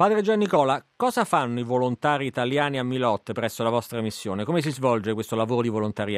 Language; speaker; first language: Italian; native; Italian